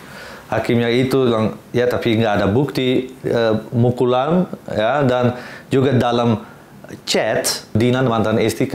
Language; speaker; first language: Indonesian; non-native, fluent; Dutch